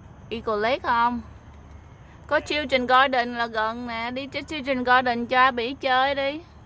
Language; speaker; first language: Vietnamese; native; Vietnamese